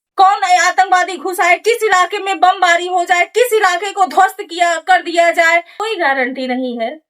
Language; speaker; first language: Hindi; native; Hindi